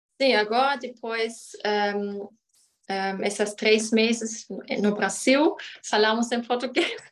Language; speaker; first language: Portuguese; non-native, learner; German